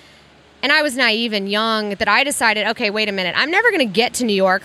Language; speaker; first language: English; native; English